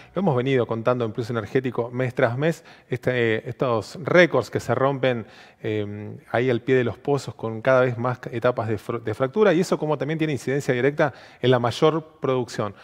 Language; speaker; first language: Spanish; native; Spanish